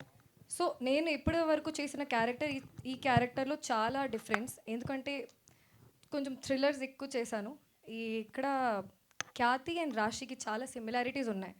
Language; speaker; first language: Telugu; non-native, local second language; Hindi